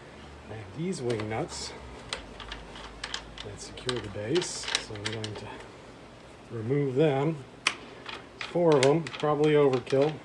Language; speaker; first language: English; native; English